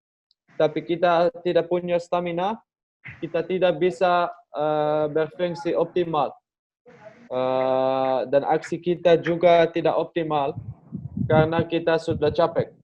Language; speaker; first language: Indonesian; non-native, learner; Dutch